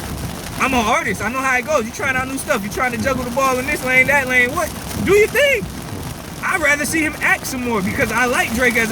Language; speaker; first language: English; native; English